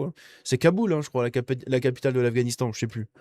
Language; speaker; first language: French; native; French